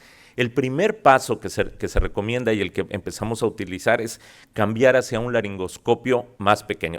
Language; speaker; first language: Spanish; native; Spanish